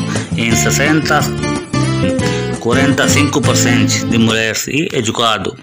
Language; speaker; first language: Portuguese; non-native, learner; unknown